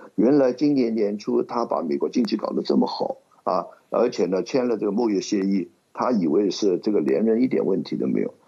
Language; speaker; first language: Chinese; non-native, local second language; Cantonese